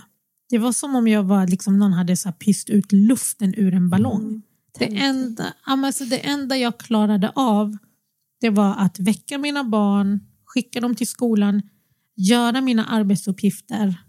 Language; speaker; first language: Swedish; early bilingual, other home language; Arabic